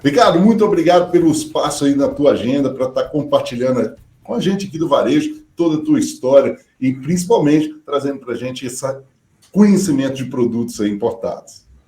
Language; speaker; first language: Portuguese; native; Portuguese